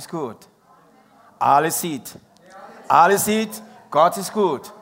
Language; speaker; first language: German; non-native, learner; Portuguese